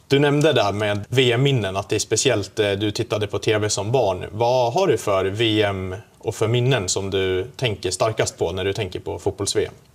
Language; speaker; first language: Swedish; native; Swedish